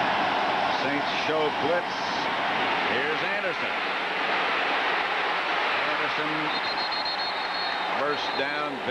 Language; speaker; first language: English; native; English